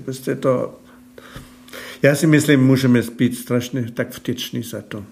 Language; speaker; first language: Czech; non-native, fluent; German